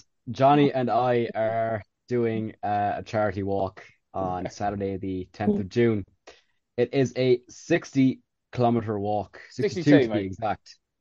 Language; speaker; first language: English; native; English